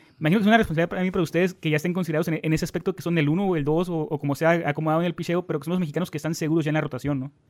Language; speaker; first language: Spanish; native; Spanish